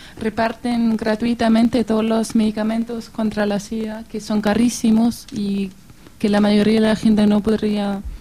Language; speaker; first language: Spanish; non-native, fluent; German